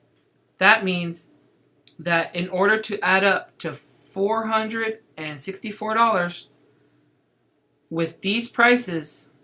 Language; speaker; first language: English; native; English